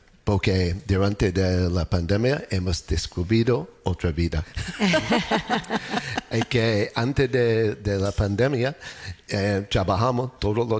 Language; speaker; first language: Spanish; non-native, learner; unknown